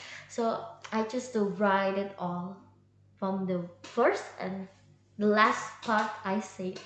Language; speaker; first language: English; non-native, learner; Indonesian